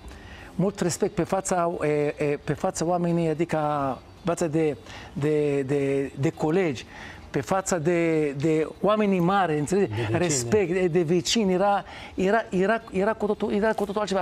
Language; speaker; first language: Romanian; non-native, fluent; Hebrew